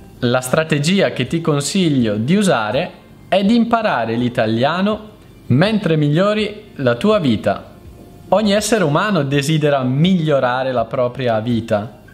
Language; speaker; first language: Italian; native; Italian